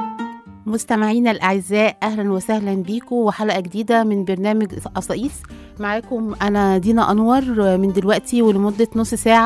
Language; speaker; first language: Arabic; native; Arabic